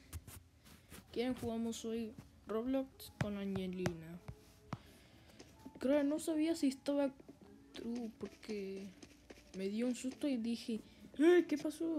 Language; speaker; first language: Spanish; early bilingual, other home language; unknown